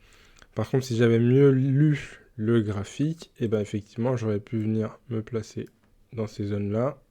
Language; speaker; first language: French; native; French